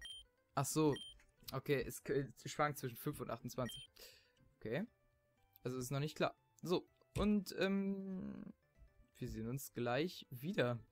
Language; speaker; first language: German; native; German